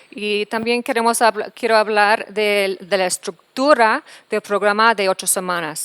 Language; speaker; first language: Spanish; non-native, fluent; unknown